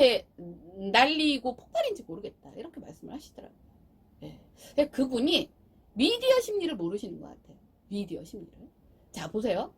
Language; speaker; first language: Korean; native; Korean